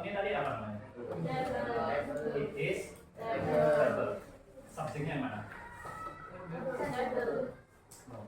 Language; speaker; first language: Indonesian; native; Indonesian